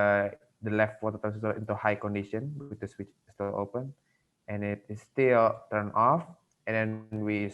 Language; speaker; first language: English; non-native, learner; Indonesian